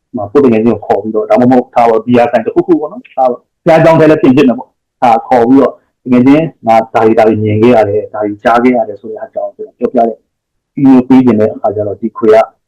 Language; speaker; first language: Burmese; native; Burmese